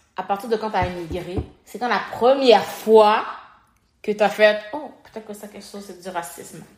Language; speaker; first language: French; native; French